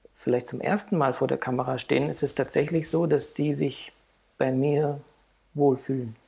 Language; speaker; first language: German; native; German